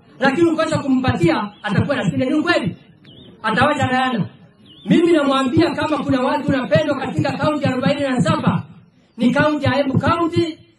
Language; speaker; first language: Swahili; non-native, local second language; Meru